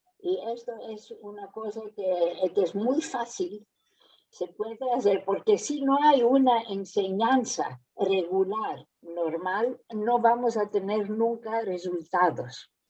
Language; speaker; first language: Spanish; early bilingual, heritage; Ladino